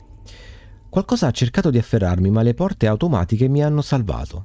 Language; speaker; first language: Italian; native; Italian